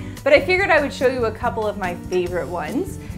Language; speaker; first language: English; native; English